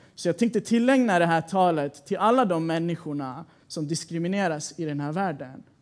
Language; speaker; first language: Swedish; early bilingual, other home language; Persian